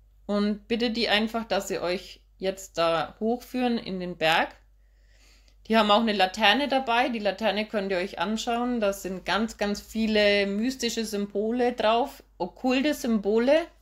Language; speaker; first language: German; native; German